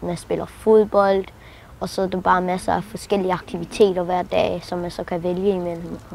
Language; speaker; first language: Danish; early bilingual, heritage; Danish